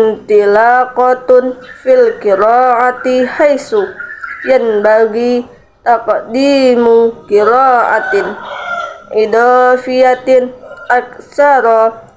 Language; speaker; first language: Arabic; non-native, learner; Indonesian